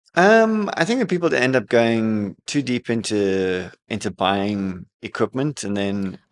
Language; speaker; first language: English; native; English